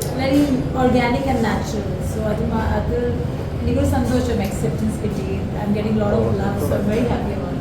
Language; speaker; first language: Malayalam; early bilingual, heritage; Malayalam